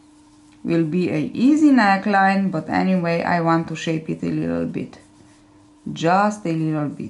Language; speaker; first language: English; non-native, fluent; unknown